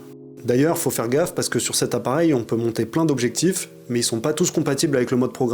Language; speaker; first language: French; native; French